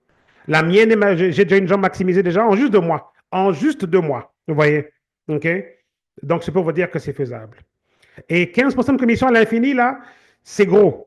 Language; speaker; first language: French; native; French